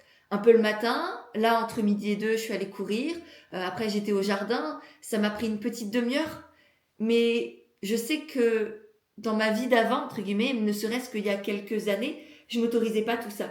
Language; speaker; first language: French; native; French